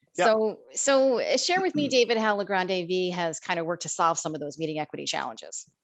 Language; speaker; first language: English; native; English